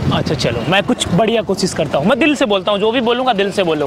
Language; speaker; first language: Hindi; native; Hindi